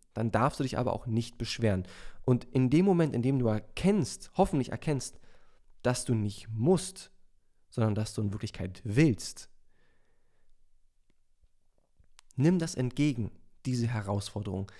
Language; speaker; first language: German; native; German